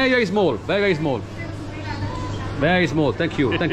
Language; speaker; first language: English; non-native, fluent; Italian